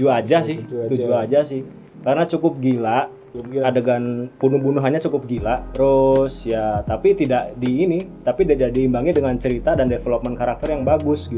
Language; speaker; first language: Indonesian; native; Indonesian